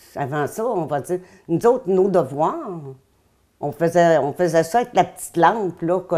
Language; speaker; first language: French; native; French